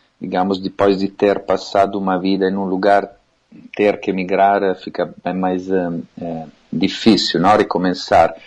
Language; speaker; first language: Portuguese; non-native, fluent; Italian